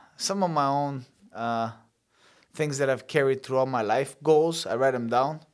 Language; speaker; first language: English; early bilingual, other home language; Italian